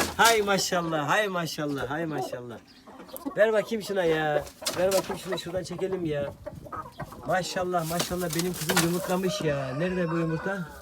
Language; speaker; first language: Turkish; native; Turkish